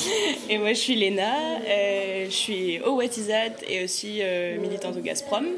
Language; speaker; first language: French; native; French